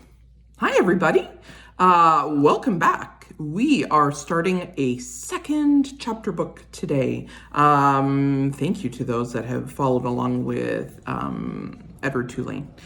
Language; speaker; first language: English; native; English